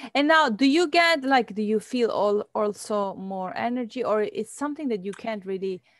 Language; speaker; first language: English; non-native, fluent; Italian